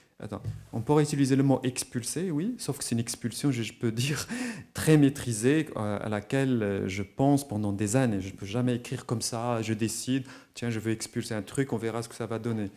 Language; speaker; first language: French; non-native, local second language; Arabic